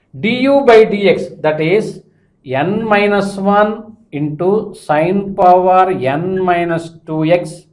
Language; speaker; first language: English; non-native, local second language; Telugu